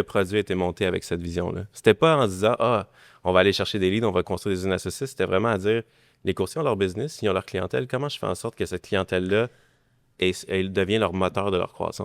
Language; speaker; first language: French; native; French